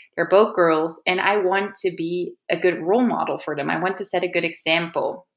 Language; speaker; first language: English; non-native, fluent; Dutch